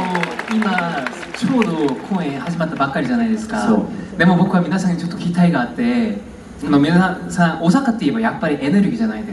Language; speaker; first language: Japanese; non-native, fluent; Korean